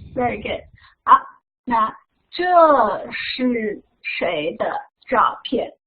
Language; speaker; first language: Chinese; non-native, fluent; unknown